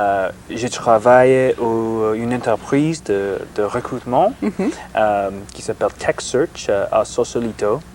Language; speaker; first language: French; non-native, learner; English